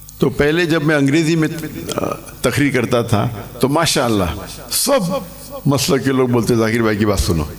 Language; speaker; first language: Urdu; non-native, local second language; English